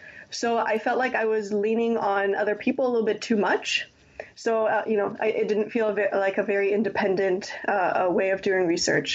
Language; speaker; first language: English; native; English